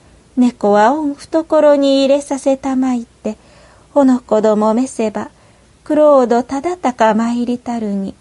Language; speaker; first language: Japanese; native; Japanese